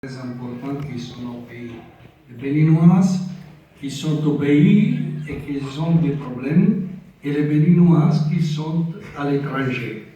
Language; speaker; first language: French; non-native, local second language; Italian